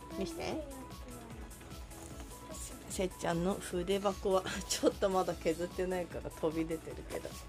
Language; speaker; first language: Japanese; native; Japanese